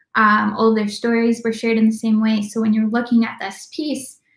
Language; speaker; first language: English; native; English